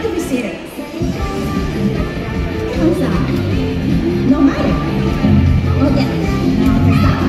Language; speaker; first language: French; non-native, learner; Japanese